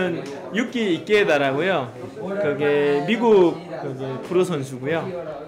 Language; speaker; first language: Korean; native; Korean